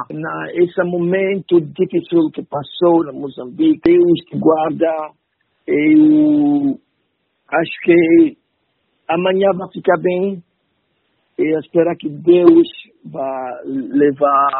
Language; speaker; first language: Portuguese; non-native, learner; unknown